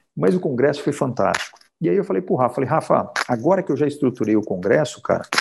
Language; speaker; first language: Portuguese; native; Portuguese